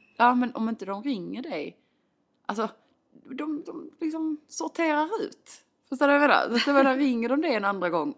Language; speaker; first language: Swedish; native; Swedish